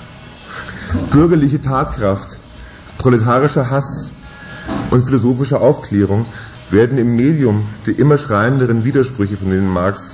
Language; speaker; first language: German; native; German